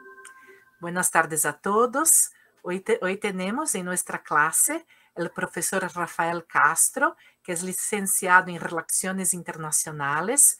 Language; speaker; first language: Spanish; non-native, fluent; Portuguese